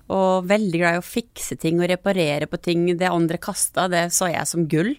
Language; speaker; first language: Norwegian; early bilingual, other home language; English